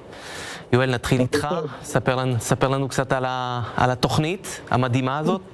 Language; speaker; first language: Hebrew; native; Hebrew